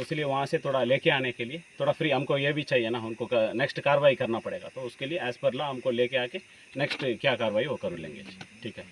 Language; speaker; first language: Hindi; non-native, local second language; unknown